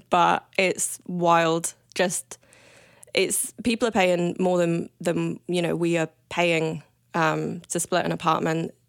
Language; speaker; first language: English; native; English